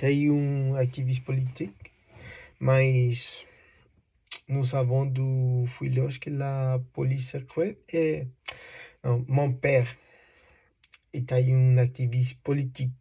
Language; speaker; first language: French; non-native, learner; Spanish